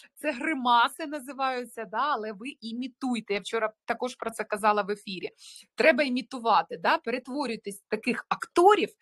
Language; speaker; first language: Ukrainian; non-native, local second language; Russian